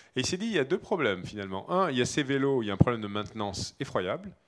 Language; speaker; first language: French; native; French